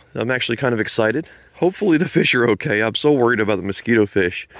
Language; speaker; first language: English; native; English